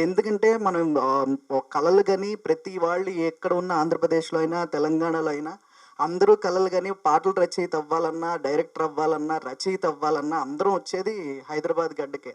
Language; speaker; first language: Telugu; native; Telugu